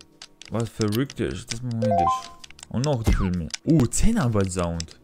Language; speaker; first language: German; non-native, learner; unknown